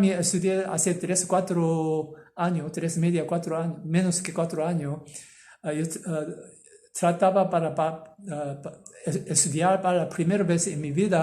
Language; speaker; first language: Spanish; non-native, learner; Korean